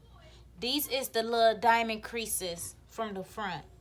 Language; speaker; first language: English; native; English